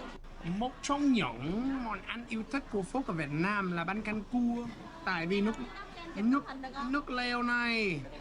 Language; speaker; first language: Vietnamese; non-native, fluent; English